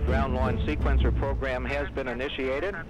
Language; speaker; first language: English; native; English